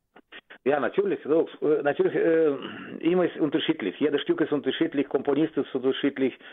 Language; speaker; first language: German; non-native, fluent; Russian